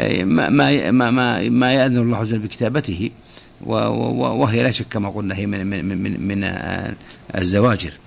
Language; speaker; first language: Arabic; native; Arabic